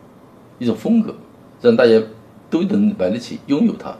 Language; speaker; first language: Chinese; native; Chinese